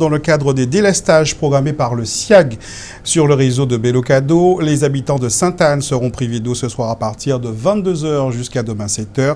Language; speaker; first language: French; native; French